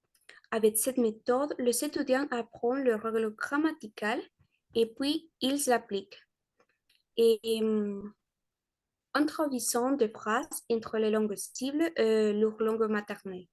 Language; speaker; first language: French; non-native, learner; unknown